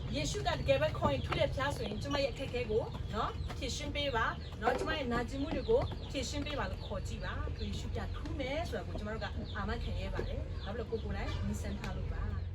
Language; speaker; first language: Burmese; non-native, local second language; S'gaw Karen